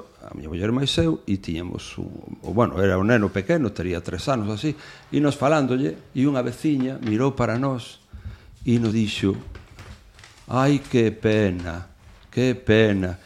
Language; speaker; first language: Galician; non-native, local second language; Spanish